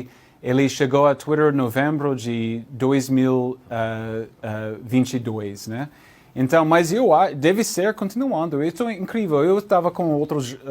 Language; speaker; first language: Portuguese; non-native, learner; English